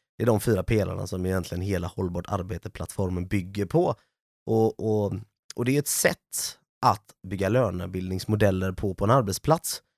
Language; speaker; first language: Swedish; native; Swedish